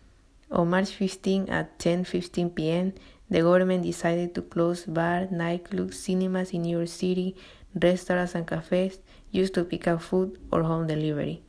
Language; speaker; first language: English; non-native, learner; Spanish